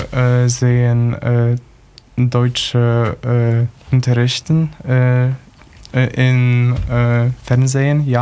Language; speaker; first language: German; non-native, learner; Polish